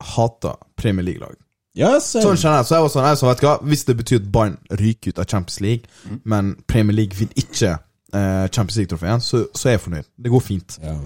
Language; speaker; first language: Norwegian; early bilingual, other home language; Somali